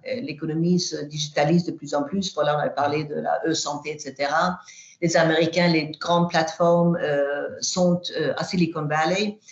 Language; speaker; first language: French; non-native, fluent; Swedish